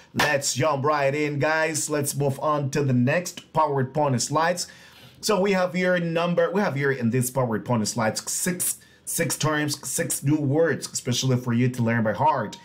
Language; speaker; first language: English; non-native, fluent; Spanish